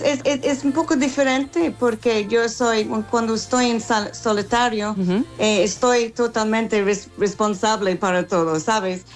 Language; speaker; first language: Spanish; non-native, fluent; English